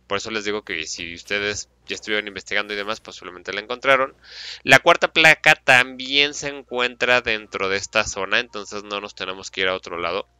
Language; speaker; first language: Spanish; native; Spanish